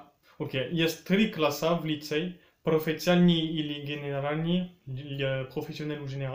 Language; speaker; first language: Russian; early bilingual, heritage; French